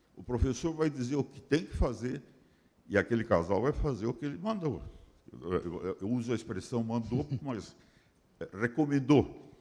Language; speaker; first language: Portuguese; early bilingual, other home language; Spanish